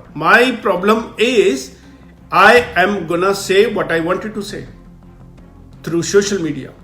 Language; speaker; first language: English; non-native, local second language; Punjabi